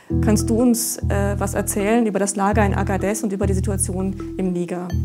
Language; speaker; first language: German; native; German